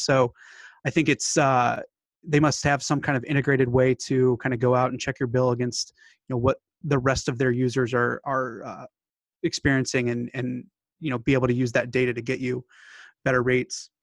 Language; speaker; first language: English; native; English